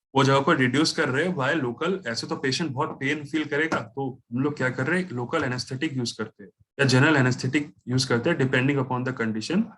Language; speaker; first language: Hindi; non-native, local second language; Bangla